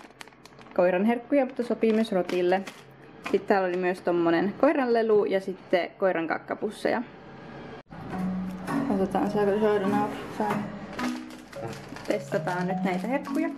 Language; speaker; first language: Finnish; native; Finnish